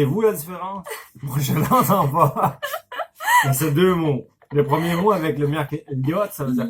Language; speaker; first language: French; native; French